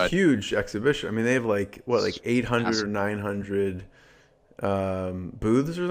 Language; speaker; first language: English; native; English